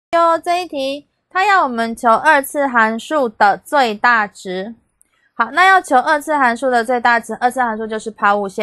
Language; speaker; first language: Chinese; native; Chinese